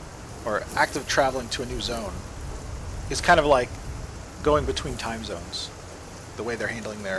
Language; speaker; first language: English; native; English